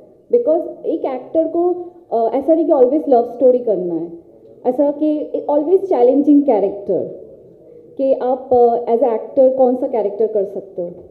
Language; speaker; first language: Hindi; non-native, local second language; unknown